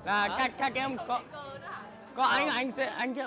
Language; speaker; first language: Vietnamese; non-native, learner; English